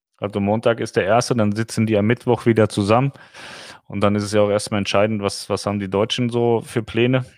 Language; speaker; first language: German; native; German